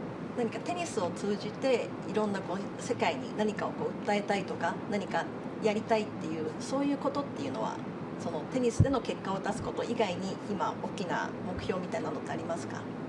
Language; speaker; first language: Japanese; native; Japanese